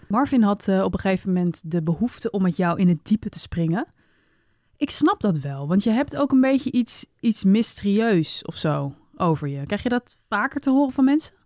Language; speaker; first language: Dutch; native; Dutch